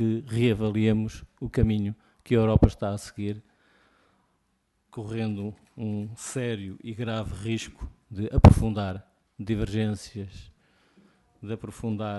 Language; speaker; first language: Portuguese; native; Portuguese